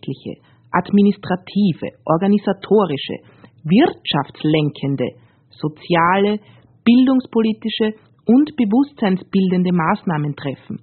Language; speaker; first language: German; native; German